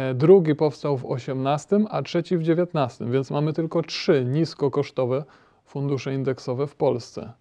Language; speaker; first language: Polish; native; Polish